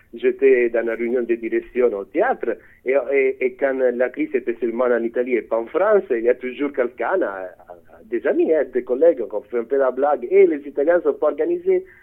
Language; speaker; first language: French; non-native, fluent; Italian